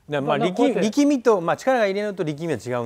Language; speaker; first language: Japanese; native; Japanese